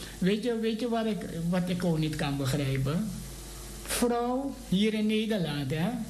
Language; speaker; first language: Dutch; native; Dutch